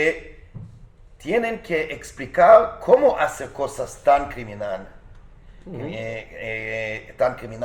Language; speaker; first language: Spanish; non-native, fluent; Hebrew